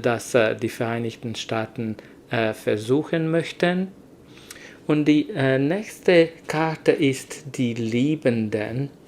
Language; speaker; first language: German; non-native, learner; Hungarian